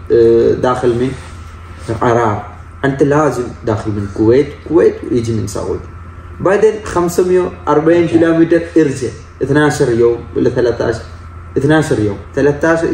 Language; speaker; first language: Arabic; non-native, learner; Malayalam